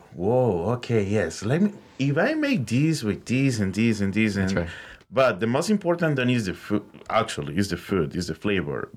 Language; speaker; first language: English; non-native, learner; Spanish